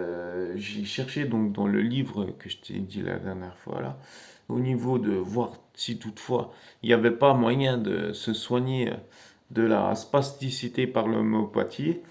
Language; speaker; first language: French; native; French